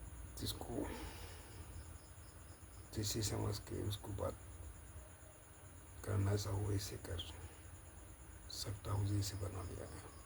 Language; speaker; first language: Hindi; non-native, local second language; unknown